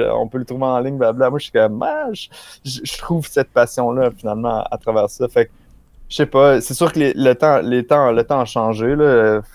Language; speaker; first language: French; native; French